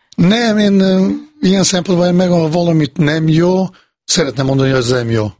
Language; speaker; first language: Hungarian; non-native, fluent; Bosnian